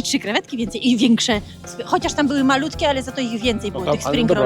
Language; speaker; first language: Polish; native; Polish